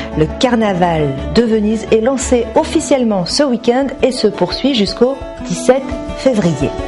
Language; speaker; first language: French; native; French